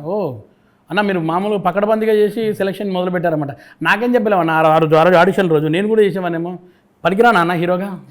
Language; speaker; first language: Telugu; native; Telugu